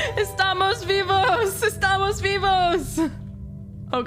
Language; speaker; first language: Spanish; non-native, learner; English